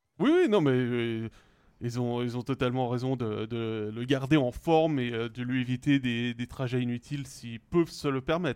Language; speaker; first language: French; native; French